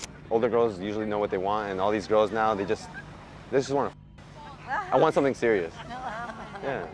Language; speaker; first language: English; early bilingual, other home language; Spanish